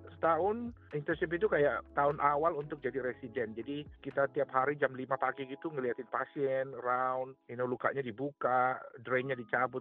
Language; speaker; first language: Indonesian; native; Indonesian